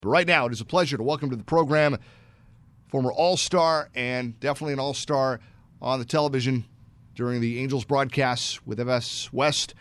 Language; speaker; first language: English; native; English